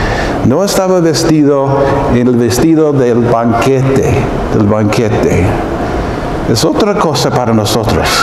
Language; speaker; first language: Spanish; non-native, fluent; English